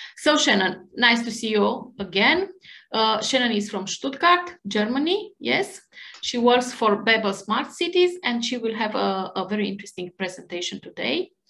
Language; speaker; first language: English; non-native, fluent; Romanian